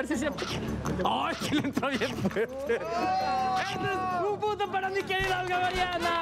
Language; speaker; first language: Spanish; native; Spanish